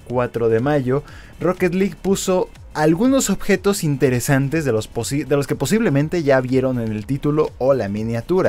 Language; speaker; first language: Spanish; native; Spanish